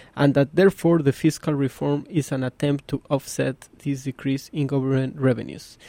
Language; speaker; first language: English; non-native, fluent; Spanish